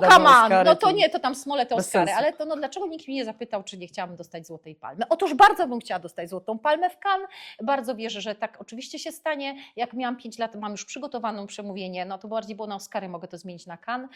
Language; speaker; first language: Polish; native; Polish